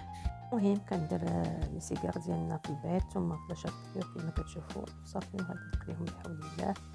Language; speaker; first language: Arabic; native; Arabic